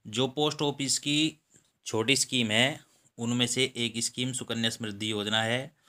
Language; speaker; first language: Hindi; native; Hindi